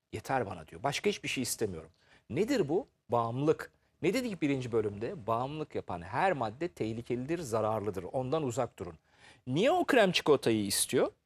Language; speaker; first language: Turkish; native; Turkish